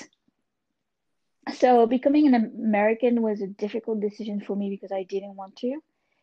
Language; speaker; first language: English; non-native, fluent; French